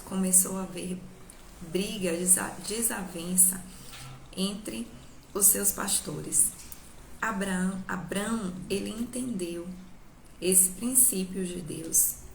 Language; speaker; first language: Portuguese; native; Portuguese